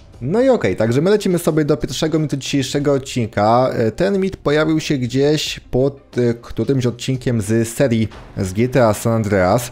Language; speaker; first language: Polish; native; Polish